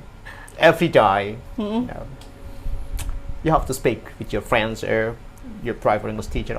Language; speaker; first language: English; non-native, learner; Indonesian